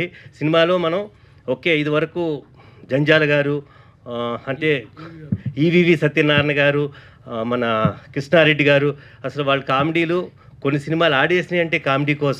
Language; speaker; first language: Telugu; native; Telugu